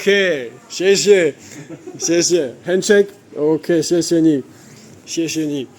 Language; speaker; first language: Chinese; non-native, learner; French